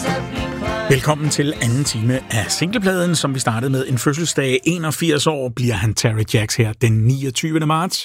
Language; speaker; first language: Danish; native; Danish